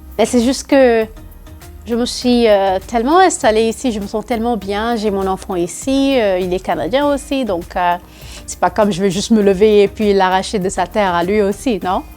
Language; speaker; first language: French; non-native, local second language; Wolof